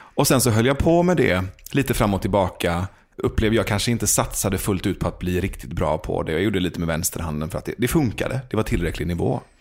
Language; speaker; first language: Swedish; early bilingual, other home language; Persian